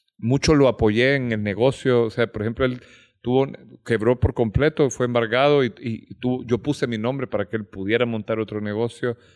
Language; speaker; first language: Spanish; native; Spanish